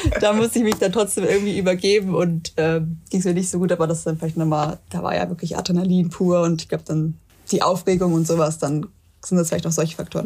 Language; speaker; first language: German; native; German